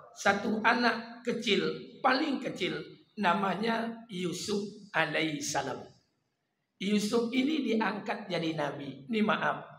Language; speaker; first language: Malay; non-native, local second language; Minangkabau